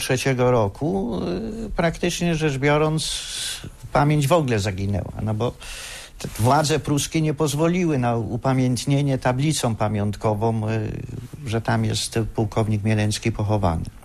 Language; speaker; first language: Polish; native; Polish